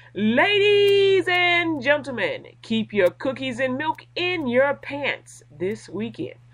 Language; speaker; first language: English; native; English